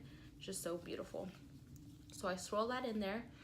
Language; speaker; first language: English; native; English